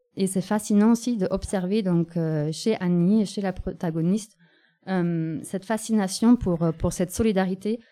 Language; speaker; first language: French; non-native, fluent; German